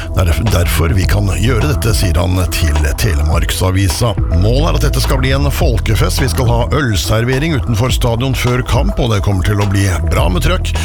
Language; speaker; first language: Norwegian; native; Norwegian